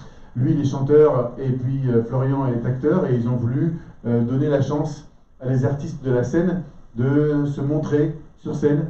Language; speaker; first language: French; native; French